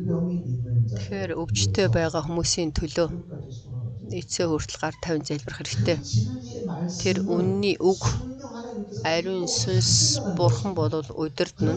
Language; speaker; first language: Mongolian; early bilingual, other home language; Korean